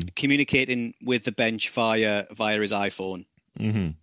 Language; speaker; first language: English; native; English